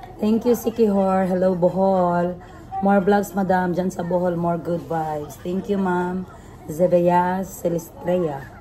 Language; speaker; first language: Filipino; non-native, local second language; Cebuano